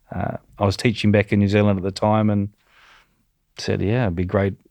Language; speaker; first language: English; native; English